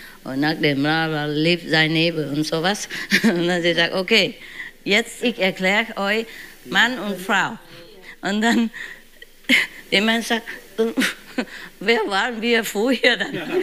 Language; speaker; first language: German; non-native, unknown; Vietnamese